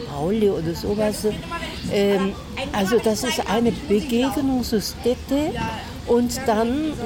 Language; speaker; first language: German; non-native, learner; Korean